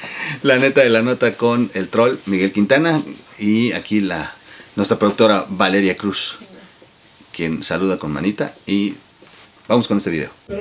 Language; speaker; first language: Spanish; native; Spanish